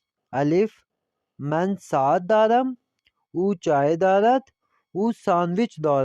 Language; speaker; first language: Persian; non-native, fluent; Urdu